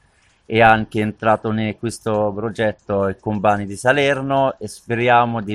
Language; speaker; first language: Italian; non-native, learner; Arabic